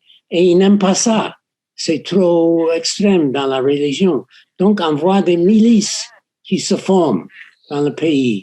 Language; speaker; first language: French; non-native, fluent; English